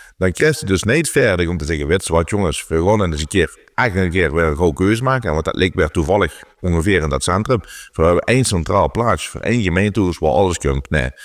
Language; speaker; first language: Dutch; non-native, local second language; Limburgish